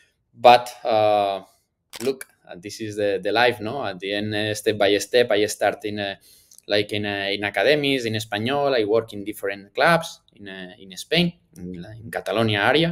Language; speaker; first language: English; non-native, learner; Spanish